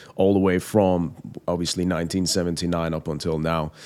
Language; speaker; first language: English; non-native, fluent; Persian